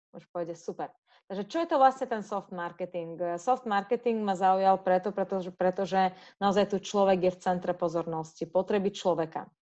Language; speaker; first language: Slovak; non-native, fluent; Russian